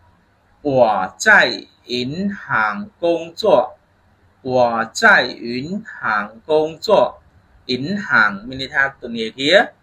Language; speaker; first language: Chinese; non-native, fluent; Khmer